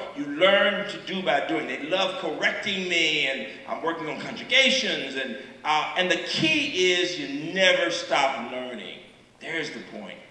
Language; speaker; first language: English; native; English